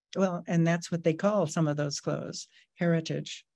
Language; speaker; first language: English; native; English